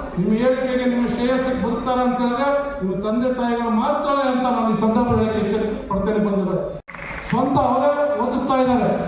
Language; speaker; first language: Kannada; native; Kannada